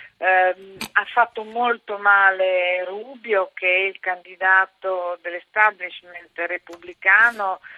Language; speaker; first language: Italian; native; Italian